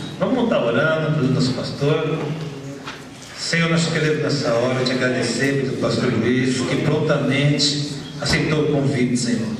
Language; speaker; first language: Portuguese; native; Portuguese